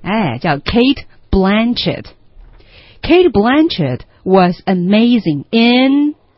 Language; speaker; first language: English; non-native, fluent; Chinese